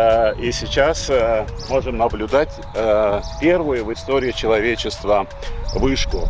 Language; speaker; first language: Russian; native; Russian